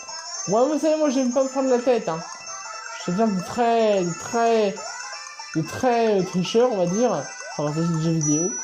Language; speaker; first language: French; native; French